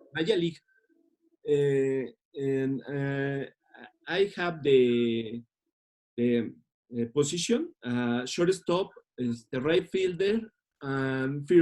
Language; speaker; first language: English; non-native, learner; Spanish